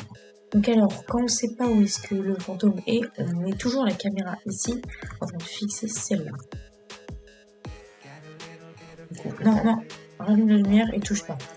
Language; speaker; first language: French; native; French